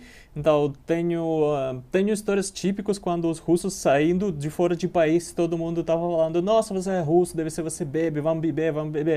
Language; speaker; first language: Portuguese; non-native, learner; Russian